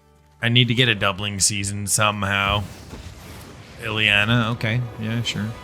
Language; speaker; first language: English; native; English